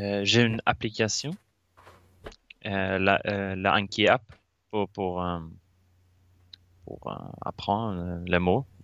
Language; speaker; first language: French; non-native, learner; Swedish